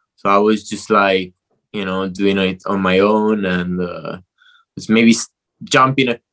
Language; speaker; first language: English; non-native, fluent; Italian